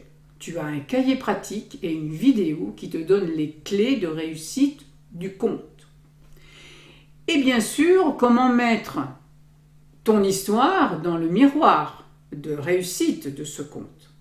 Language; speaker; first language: French; native; French